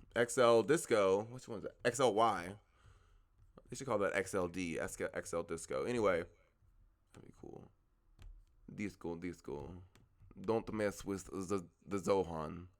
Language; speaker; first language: English; native; English